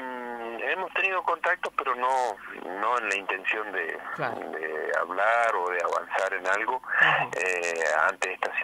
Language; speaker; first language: Spanish; native; Spanish